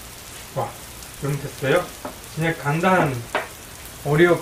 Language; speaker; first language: Korean; non-native, fluent; Chinese